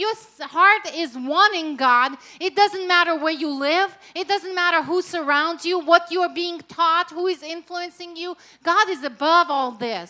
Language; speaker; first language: English; non-native, fluent; Russian